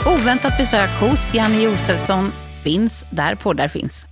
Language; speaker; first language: Swedish; native; Swedish